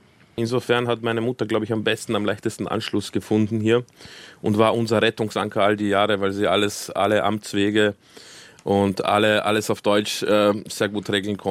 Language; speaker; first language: German; early bilingual, other home language; Croatian